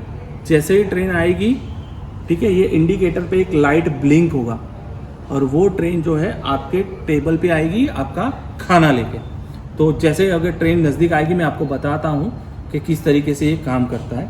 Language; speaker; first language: Hindi; native; Hindi